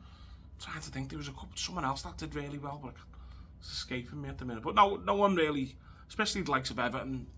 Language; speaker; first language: English; native; English